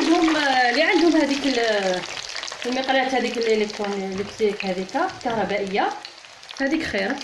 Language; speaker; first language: Arabic; native; Arabic